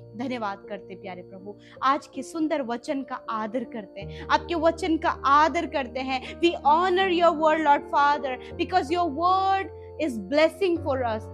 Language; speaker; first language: Hindi; native; Hindi